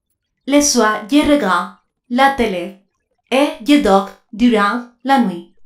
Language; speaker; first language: French; non-native, learner; Spanish